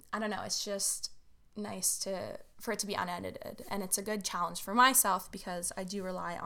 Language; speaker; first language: English; native; English